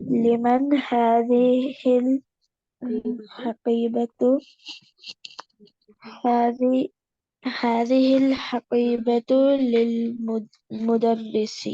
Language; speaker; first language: Arabic; non-native, learner; Urdu